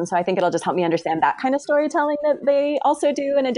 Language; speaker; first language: English; native; English